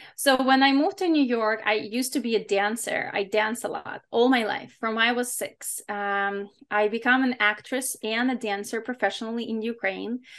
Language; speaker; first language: English; non-native, fluent; Ukrainian